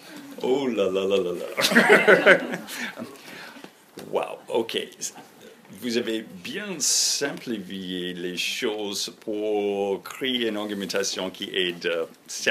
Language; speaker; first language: French; non-native, fluent; English